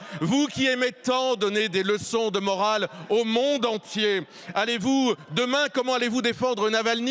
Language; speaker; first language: French; native; French